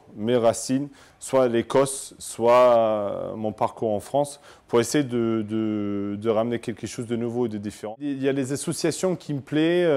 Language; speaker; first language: French; non-native, fluent; English